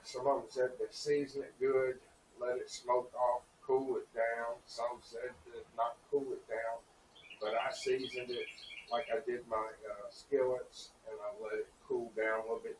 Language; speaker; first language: English; native; English